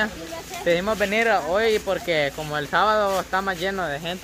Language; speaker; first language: Spanish; native; Spanish